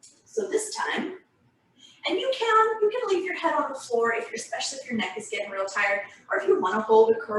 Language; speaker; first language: English; native; English